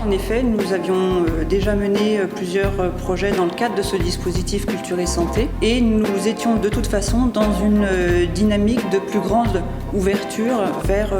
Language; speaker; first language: French; native; French